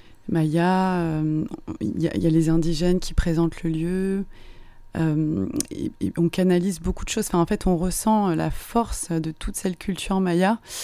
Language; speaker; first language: French; native; French